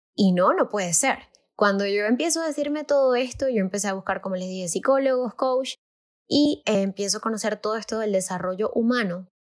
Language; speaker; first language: Spanish; native; Spanish